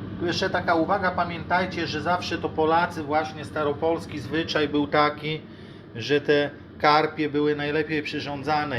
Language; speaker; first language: Polish; native; Polish